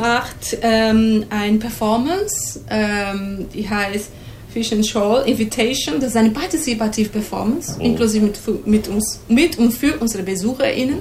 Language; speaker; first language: German; non-native, fluent; Portuguese